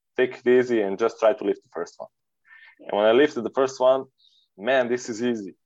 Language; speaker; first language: English; non-native, fluent; Serbian